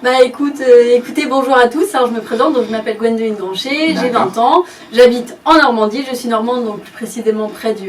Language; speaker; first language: French; native; French